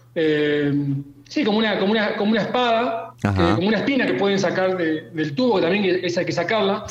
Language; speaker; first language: Spanish; native; Spanish